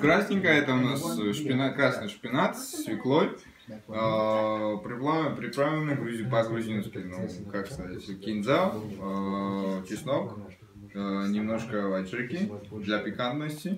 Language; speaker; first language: Russian; non-native, fluent; Georgian